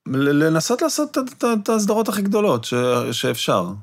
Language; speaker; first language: Hebrew; native; Hebrew